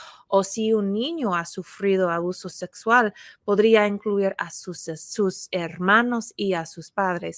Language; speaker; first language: Spanish; non-native, fluent; English